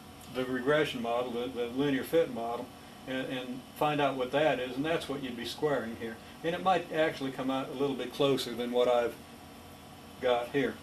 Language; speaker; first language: English; native; English